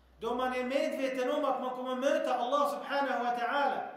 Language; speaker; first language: Swedish; early bilingual, other home language; Arabic